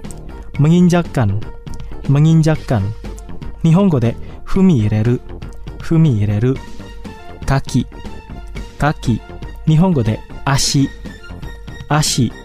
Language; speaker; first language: Japanese; non-native, fluent; Indonesian